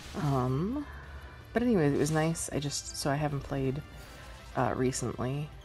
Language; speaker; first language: English; native; English